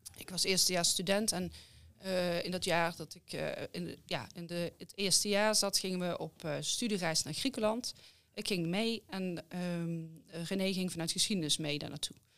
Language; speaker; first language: Dutch; native; Dutch